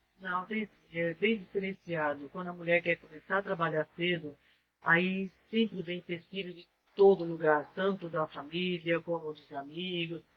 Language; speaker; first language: Portuguese; native; Portuguese